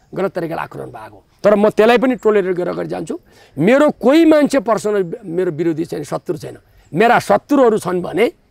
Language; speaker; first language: Nepali; native; Nepali